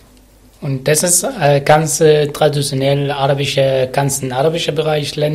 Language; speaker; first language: German; non-native, learner; Arabic